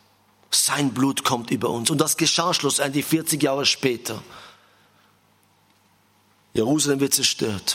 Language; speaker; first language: German; non-native, fluent; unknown